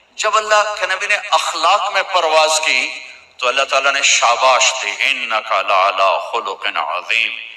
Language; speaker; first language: Urdu; non-native, local second language; Punjabi